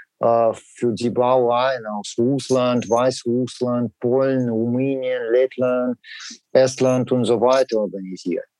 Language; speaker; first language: German; non-native, learner; Russian